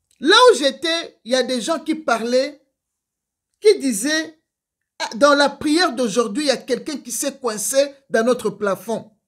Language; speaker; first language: French; non-native, local second language; Lingala